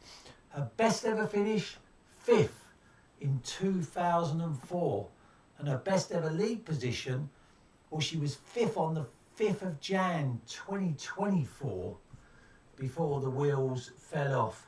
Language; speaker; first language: English; native; English